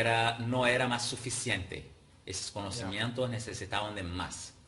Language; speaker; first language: Spanish; non-native, fluent; Portuguese